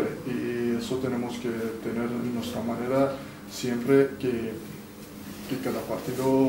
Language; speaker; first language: Spanish; non-native, fluent; Persian